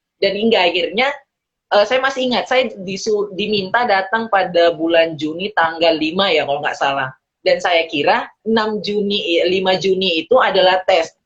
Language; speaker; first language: Indonesian; early bilingual, heritage; Indonesian